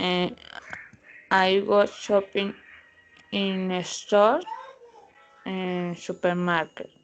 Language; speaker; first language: English; non-native, learner; Spanish